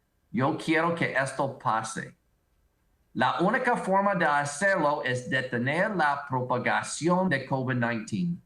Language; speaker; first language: Spanish; non-native, learner; English